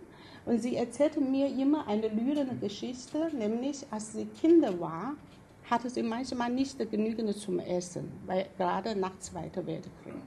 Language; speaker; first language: German; non-native, fluent; Chinese